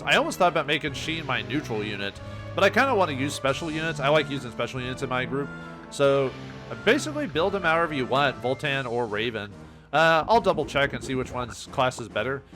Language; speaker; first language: English; native; English